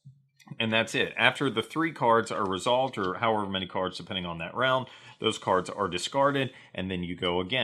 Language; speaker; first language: English; native; English